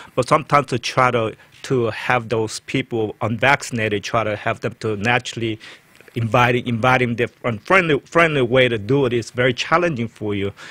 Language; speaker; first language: English; non-native, fluent; Korean